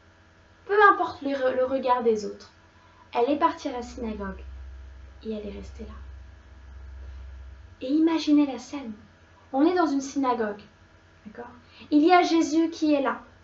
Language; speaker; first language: French; native; French